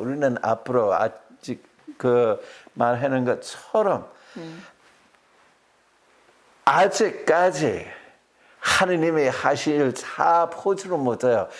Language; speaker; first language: Korean; non-native, fluent; English